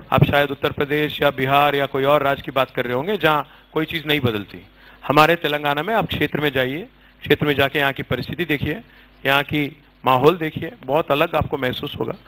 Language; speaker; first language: Hindi; non-native, local second language; Telugu